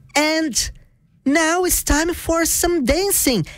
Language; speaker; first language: English; non-native, fluent; Portuguese